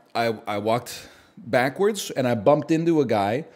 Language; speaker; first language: English; native; English